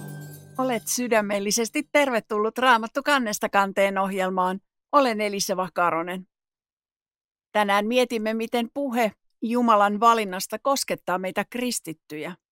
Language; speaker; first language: Finnish; native; Finnish